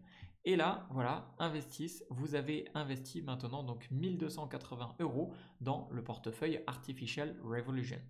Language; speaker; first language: French; native; French